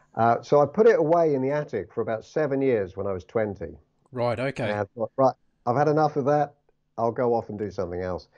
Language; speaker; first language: English; native; English